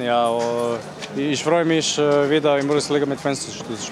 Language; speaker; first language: German; non-native, learner; Croatian